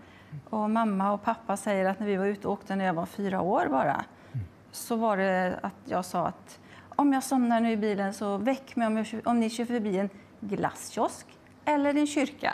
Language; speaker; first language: Swedish; native; Swedish